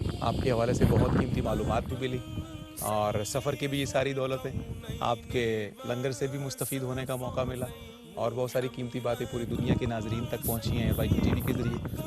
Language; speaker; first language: Urdu; non-native, local second language; Punjabi